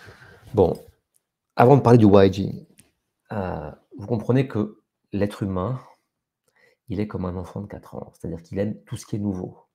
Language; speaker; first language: French; native; French